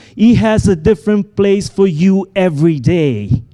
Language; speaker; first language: English; non-native, fluent; Italian